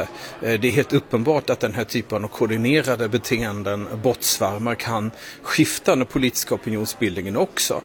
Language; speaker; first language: Swedish; native; Swedish